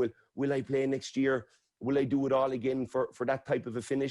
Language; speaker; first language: English; native; English